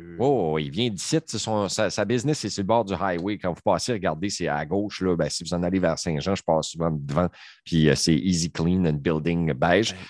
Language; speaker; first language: French; native; French